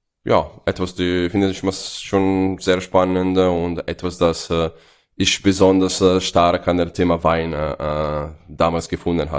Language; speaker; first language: German; non-native, fluent; Italian